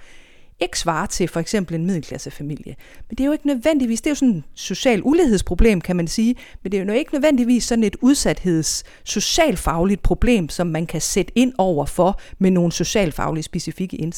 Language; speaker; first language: Danish; native; Danish